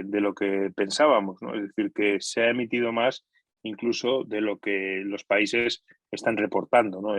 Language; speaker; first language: Spanish; native; Spanish